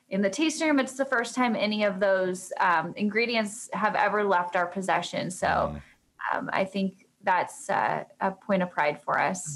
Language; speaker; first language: English; native; English